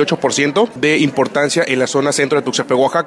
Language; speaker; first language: Spanish; native; Spanish